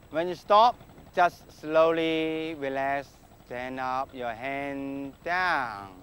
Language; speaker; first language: English; non-native, local second language; Cantonese